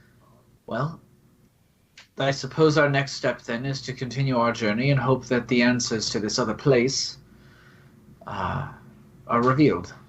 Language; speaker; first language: English; native; English